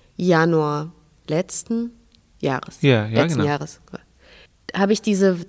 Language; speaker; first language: German; non-native, fluent; Belarusian